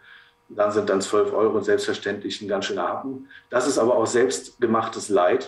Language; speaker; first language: German; native; German